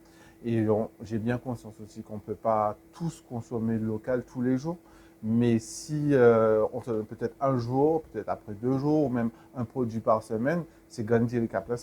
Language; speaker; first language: French; native; French